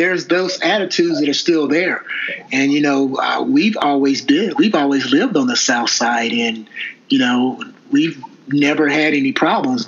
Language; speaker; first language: English; native; English